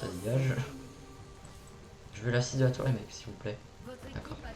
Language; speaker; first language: French; native; French